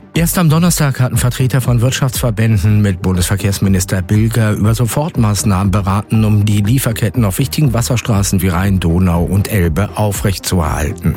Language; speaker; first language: German; native; German